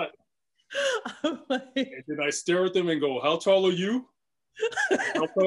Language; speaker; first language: English; native; English